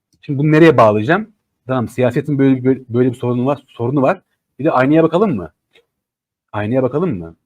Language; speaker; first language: Turkish; native; Turkish